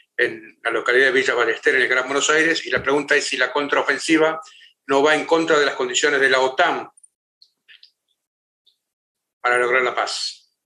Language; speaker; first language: Spanish; native; Spanish